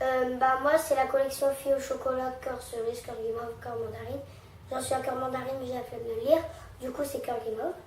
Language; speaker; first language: French; native; French